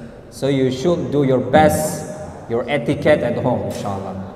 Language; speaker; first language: English; non-native, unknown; Indonesian